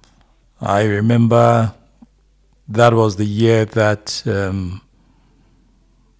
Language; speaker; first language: English; non-native, local second language; Akan